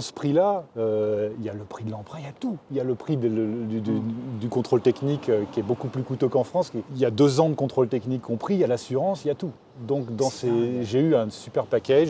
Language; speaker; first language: French; native; French